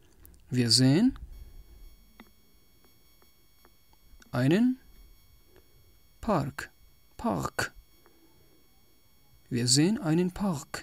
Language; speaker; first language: German; non-native, fluent; Tajik